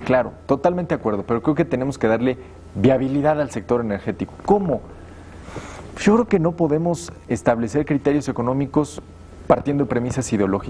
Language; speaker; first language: Spanish; native; Spanish